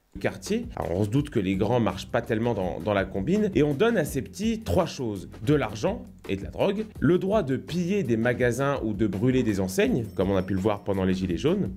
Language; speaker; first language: French; native; French